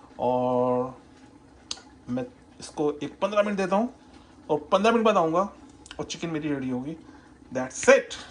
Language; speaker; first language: Urdu; non-native, local second language; Punjabi